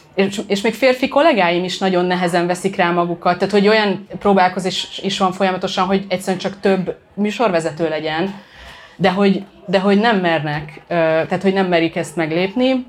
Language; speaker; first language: Hungarian; native; Hungarian